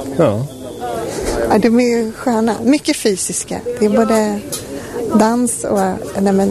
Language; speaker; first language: Swedish; native; Swedish